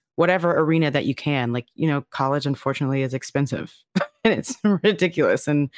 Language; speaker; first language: English; native; English